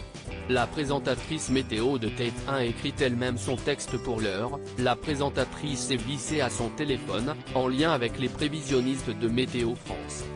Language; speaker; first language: French; native; French